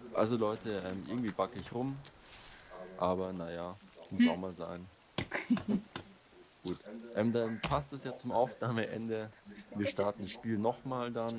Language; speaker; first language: German; native; German